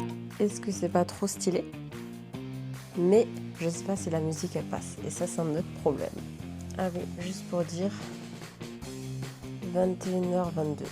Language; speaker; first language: French; native; French